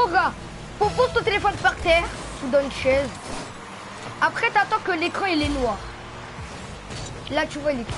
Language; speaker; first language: French; native; French